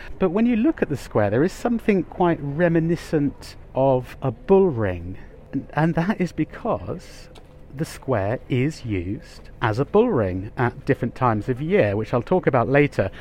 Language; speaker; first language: English; native; English